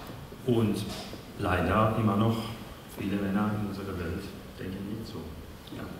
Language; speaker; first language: German; non-native, fluent; Persian